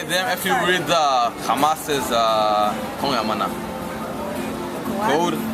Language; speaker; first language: English; non-native, fluent; Hebrew